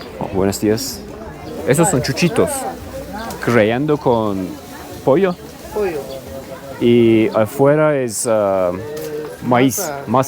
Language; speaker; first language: Spanish; non-native, learner; Turkish